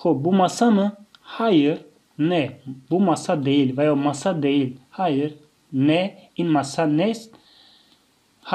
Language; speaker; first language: Turkish; non-native, fluent; Tajik